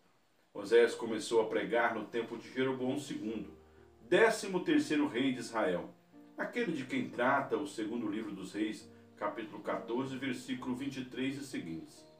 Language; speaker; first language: Portuguese; native; Portuguese